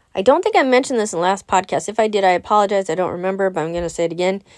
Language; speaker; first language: English; native; English